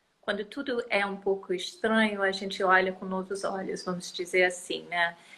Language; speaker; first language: Portuguese; non-native, fluent; English